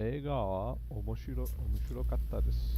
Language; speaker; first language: Japanese; non-native, learner; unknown